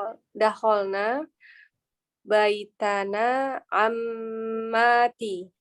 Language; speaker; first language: Arabic; non-native, learner; Indonesian